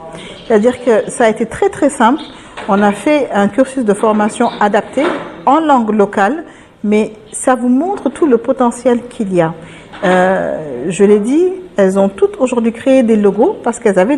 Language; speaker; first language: French; non-native, local second language; Wolof